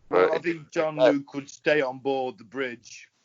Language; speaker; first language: English; native; English